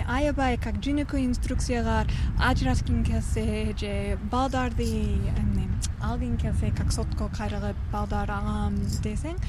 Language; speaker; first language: Kyrgyz; non-native, fluent; English